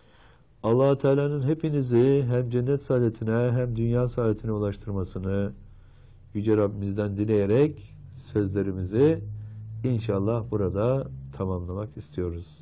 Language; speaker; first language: Turkish; native; Turkish